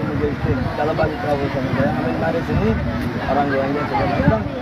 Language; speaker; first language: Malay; non-native, learner; Rohingya